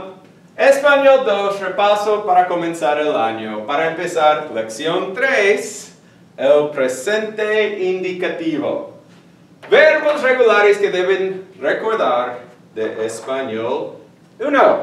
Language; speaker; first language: Spanish; non-native, fluent; English